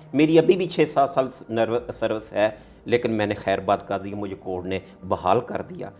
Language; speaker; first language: Urdu; non-native, local second language; Punjabi